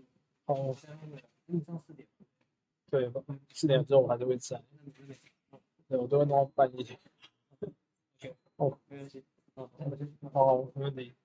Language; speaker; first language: Chinese; native; Chinese